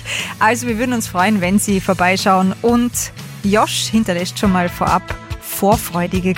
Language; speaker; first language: German; native; German